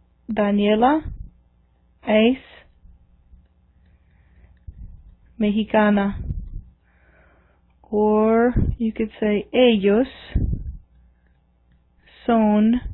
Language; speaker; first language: Spanish; non-native, fluent; English